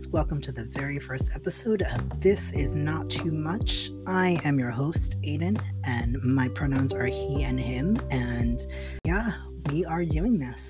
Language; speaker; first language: English; native; English